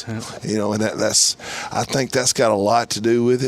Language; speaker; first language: English; native; English